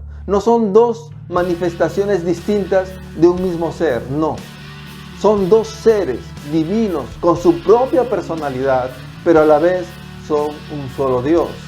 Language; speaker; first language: Spanish; native; Spanish